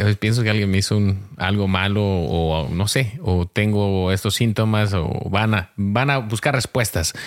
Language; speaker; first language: Spanish; early bilingual, heritage; Spanish